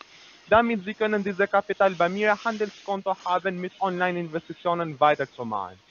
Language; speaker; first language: German; non-native, learner; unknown